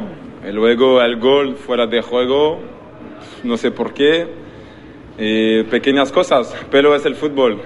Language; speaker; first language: Spanish; non-native, learner; French